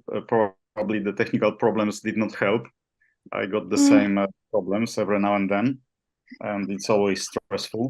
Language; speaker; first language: English; non-native, fluent; Polish